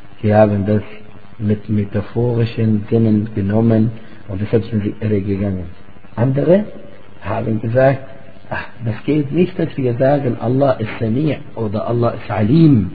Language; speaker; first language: German; non-native, fluent; Arabic